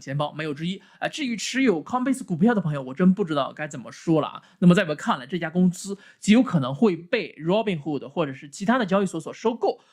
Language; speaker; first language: Chinese; native; Chinese